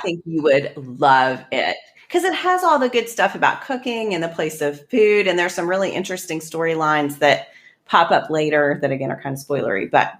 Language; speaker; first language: English; native; English